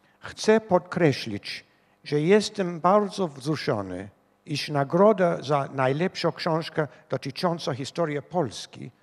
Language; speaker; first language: Polish; non-native, fluent; English